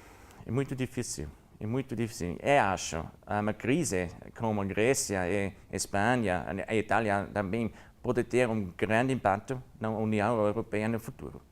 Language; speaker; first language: Portuguese; non-native, learner; German